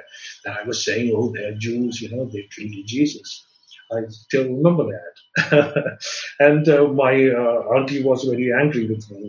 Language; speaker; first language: English; non-native, local second language; Malayalam